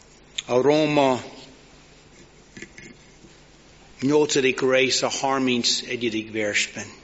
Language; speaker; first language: Hungarian; non-native, learner; English